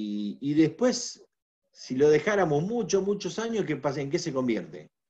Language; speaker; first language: Spanish; native; Spanish